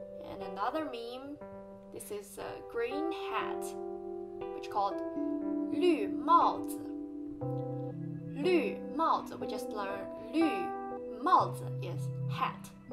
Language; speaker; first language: English; non-native, fluent; Chinese